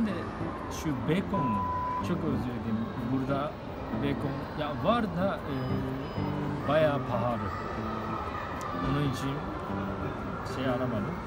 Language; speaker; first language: Turkish; non-native, learner; Japanese